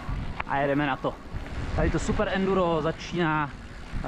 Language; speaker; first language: Czech; native; Czech